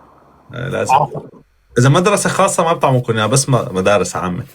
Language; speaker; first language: Arabic; native; Arabic